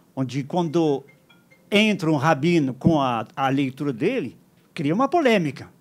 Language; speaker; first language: Portuguese; non-native, fluent; French